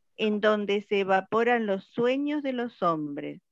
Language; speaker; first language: Spanish; native; Spanish